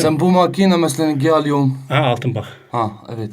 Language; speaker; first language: Turkish; non-native, learner; Arabic